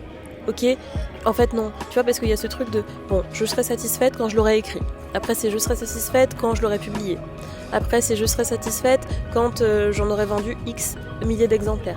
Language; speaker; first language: French; native; French